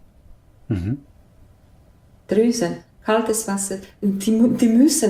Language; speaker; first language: German; non-native, fluent; Bosnian